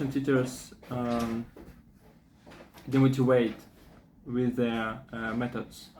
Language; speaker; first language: English; non-native, fluent; Russian